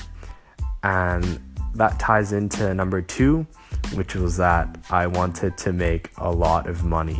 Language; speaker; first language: English; non-native, local second language; Cantonese